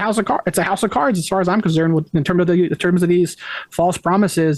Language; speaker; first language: English; native; English